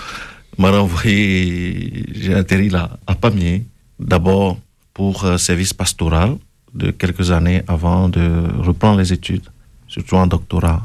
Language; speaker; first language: French; non-native, local second language; Ewe